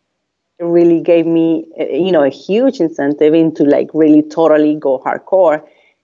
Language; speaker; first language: English; non-native, fluent; Spanish